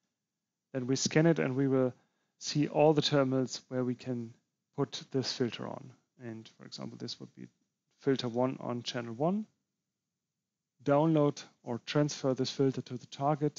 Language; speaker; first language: English; non-native, fluent; German